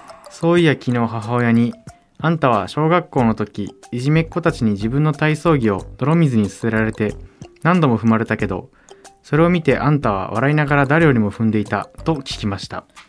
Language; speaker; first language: Japanese; native; Japanese